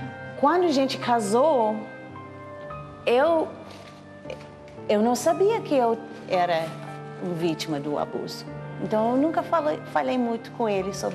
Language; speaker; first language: Portuguese; non-native, learner; English